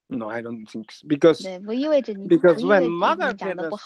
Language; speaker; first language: English; non-native, learner; Japanese